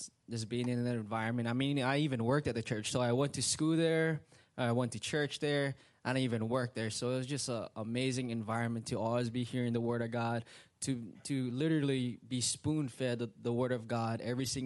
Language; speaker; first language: English; native; English